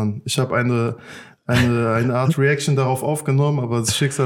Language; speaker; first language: German; native; German